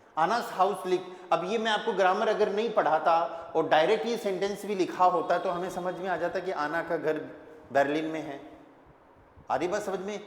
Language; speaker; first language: Hindi; native; Hindi